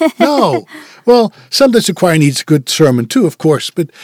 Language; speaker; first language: English; non-native, fluent; Dutch